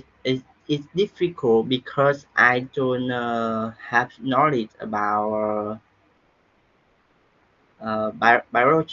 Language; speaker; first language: English; non-native, learner; Vietnamese